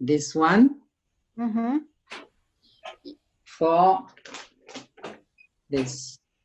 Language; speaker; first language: English; non-native, learner; French